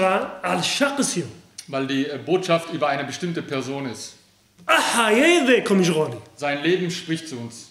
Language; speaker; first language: German; early bilingual, other home language; Aramaic